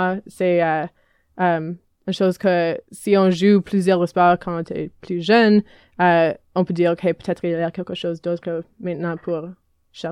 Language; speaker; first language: French; non-native, learner; English